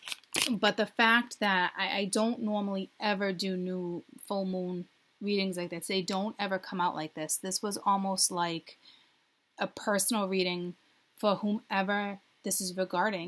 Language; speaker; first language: English; native; English